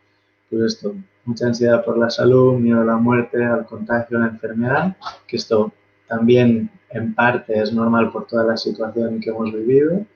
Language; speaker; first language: Spanish; native; Spanish